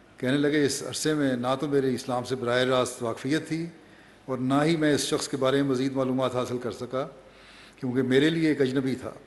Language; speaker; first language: Urdu; native; Urdu